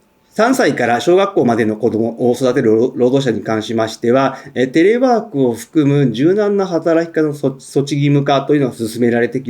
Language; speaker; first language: Japanese; native; Japanese